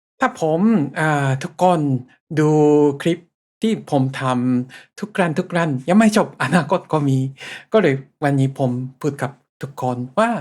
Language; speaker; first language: Thai; non-native, fluent; Japanese